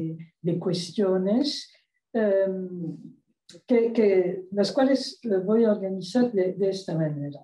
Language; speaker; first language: Spanish; non-native, fluent; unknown